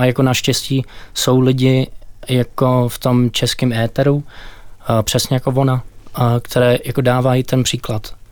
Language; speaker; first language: Czech; non-native, fluent; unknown